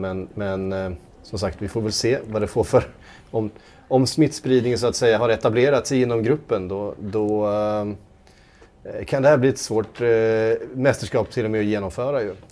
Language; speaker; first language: Swedish; native; Swedish